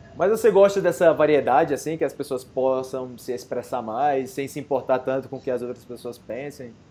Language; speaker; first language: Portuguese; native; Portuguese